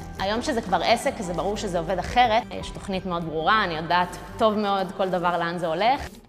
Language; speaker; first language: Hebrew; early bilingual, other home language; Russian